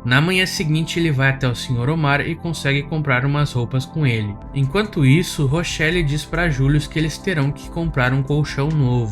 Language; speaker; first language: Portuguese; native; Portuguese